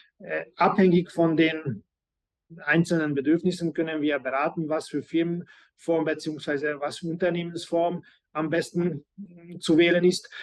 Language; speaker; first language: German; non-native, fluent; Hungarian